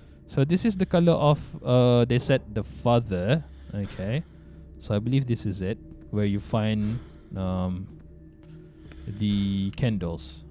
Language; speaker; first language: English; non-native, local second language; Malay